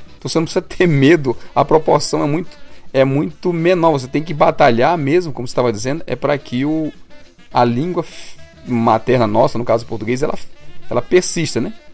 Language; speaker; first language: Portuguese; native; Portuguese